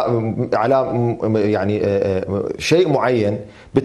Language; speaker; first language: Arabic; native; Arabic